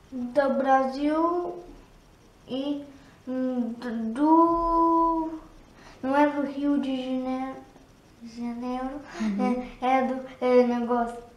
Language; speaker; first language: Portuguese; early bilingual, heritage; Turkish